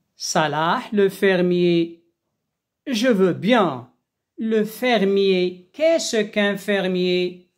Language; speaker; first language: French; non-native, local second language; Arabic